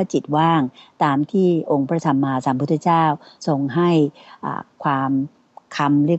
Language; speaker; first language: Thai; native; Thai